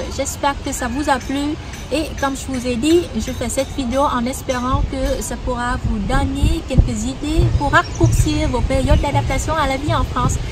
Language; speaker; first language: French; non-native, fluent; Vietnamese